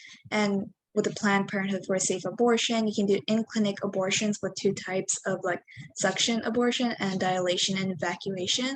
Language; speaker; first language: English; native; English